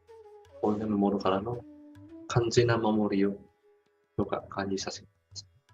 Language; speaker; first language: Japanese; non-native, fluent; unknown